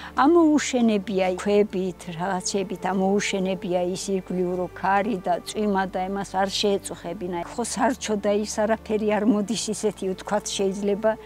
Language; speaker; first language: Georgian; non-native, local second language; Svan